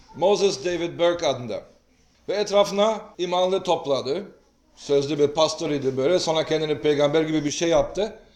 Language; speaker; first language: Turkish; native; Turkish